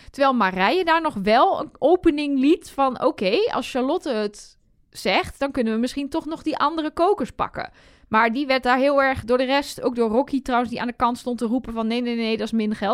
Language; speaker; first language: Dutch; native; Dutch